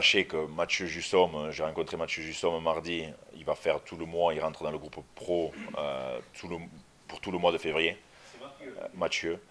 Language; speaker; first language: French; native; French